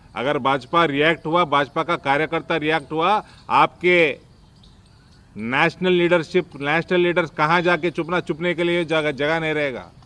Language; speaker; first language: Hindi; non-native, local second language; Telugu